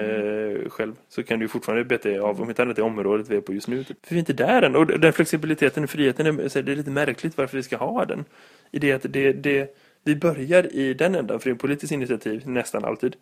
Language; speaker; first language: Swedish; native; Swedish